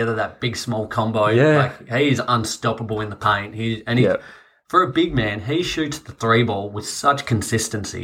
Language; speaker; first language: English; native; English